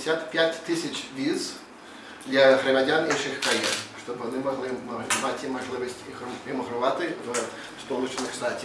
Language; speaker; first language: Ukrainian; non-native, learner; Russian